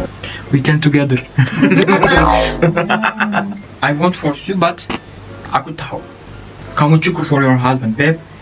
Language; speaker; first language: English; non-native, learner; Turkish